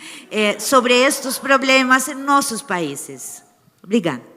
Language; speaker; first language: Portuguese; non-native, fluent; Spanish